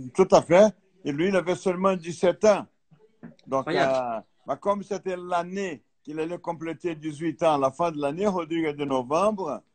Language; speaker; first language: French; non-native, fluent; Portuguese